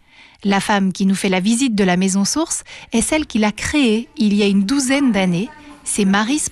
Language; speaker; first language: French; native; French